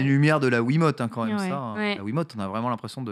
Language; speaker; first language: French; native; French